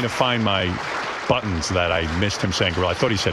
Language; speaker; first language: English; native; English